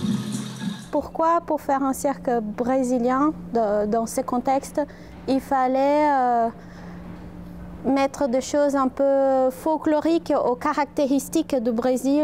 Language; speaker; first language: French; non-native, fluent; Portuguese